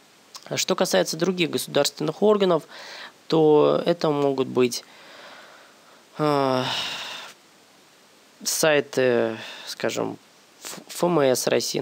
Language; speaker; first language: Russian; native; Russian